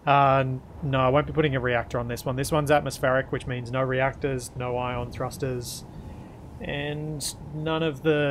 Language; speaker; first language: English; native; English